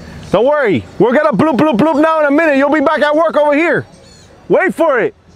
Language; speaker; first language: English; early bilingual, other home language; Spanish